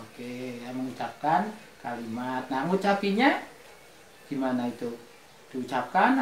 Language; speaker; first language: Indonesian; native; Indonesian